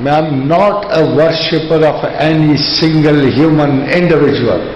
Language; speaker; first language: English; non-native, local second language; Urdu